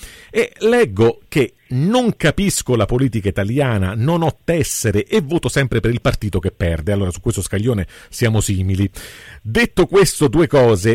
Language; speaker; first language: Italian; native; Italian